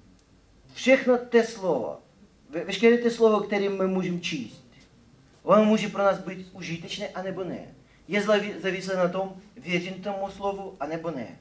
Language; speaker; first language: Czech; non-native, fluent; Ukrainian